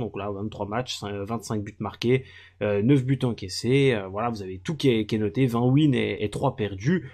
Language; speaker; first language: French; native; French